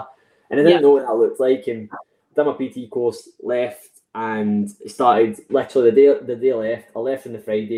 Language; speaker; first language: English; native; English